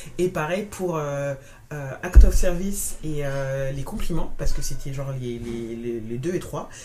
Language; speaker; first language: French; native; French